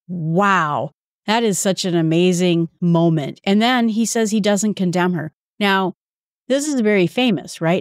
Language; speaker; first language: English; native; English